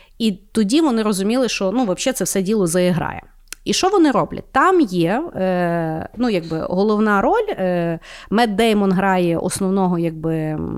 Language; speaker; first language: Ukrainian; native; Ukrainian